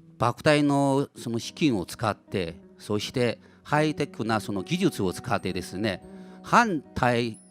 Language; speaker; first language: Japanese; non-native, fluent; Chinese